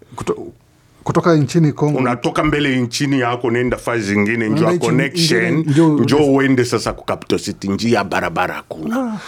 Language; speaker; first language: Swahili; native; Swahili